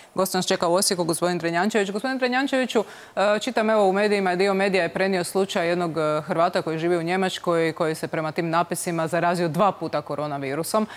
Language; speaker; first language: Croatian; native; Croatian